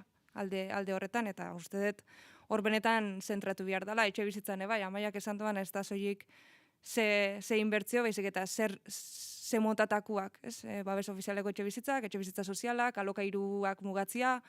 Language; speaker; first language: Basque; native; Basque